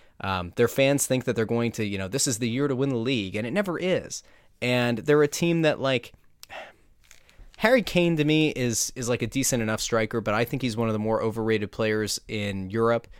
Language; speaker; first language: English; native; English